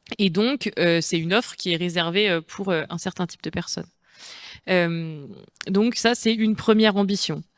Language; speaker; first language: French; native; French